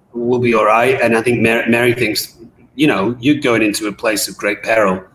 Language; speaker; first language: English; native; English